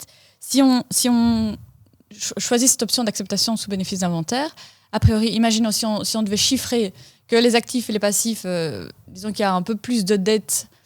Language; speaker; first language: French; native; French